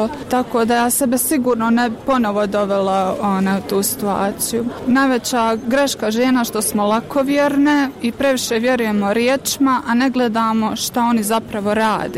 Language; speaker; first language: Croatian; native; Croatian